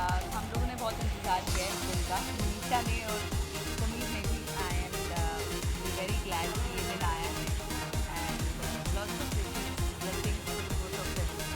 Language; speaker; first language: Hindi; native; Hindi